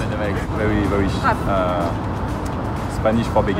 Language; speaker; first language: English; non-native, fluent; French